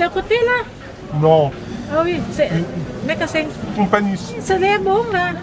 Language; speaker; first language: French; non-native, learner; Thai